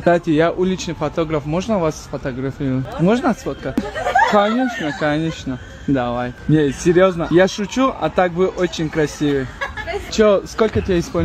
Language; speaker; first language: Russian; non-native, fluent; Tajik